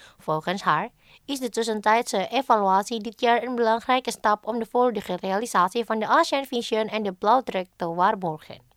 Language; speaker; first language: Dutch; non-native, fluent; Indonesian